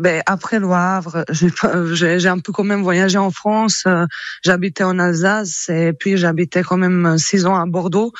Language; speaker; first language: French; non-native, fluent; Croatian